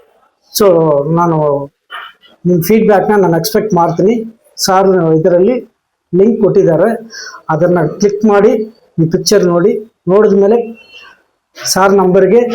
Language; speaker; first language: Kannada; non-native, local second language; Tamil